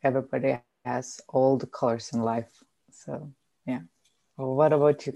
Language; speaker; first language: English; non-native, fluent; Lithuanian